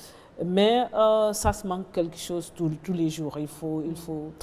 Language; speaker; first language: French; non-native, learner; Portuguese